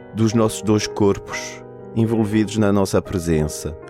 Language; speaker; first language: French; non-native, fluent; Portuguese